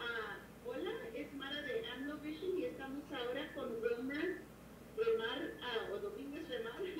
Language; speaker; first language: Spanish; early bilingual, heritage; Spanish